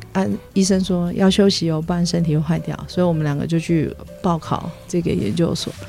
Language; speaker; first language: Chinese; native; Chinese